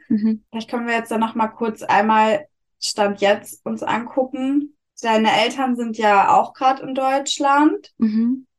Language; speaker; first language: German; native; German